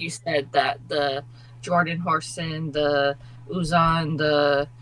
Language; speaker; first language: English; native; English